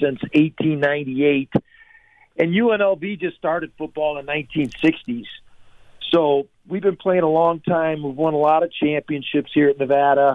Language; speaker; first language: English; native; English